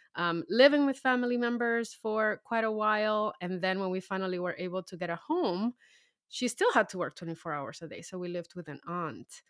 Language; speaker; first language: English; native; English